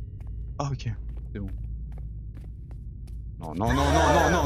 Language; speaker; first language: French; native; French